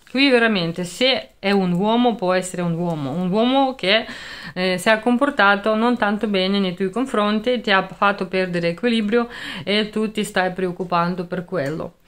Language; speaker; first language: Italian; non-native, fluent; Russian